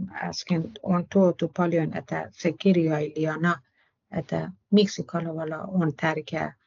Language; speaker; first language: Finnish; non-native, fluent; Persian